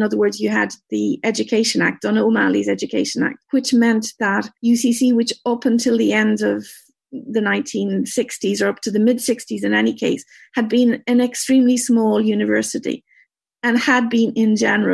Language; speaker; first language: English; native; English